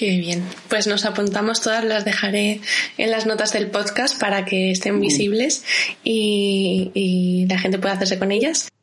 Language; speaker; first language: Spanish; native; Spanish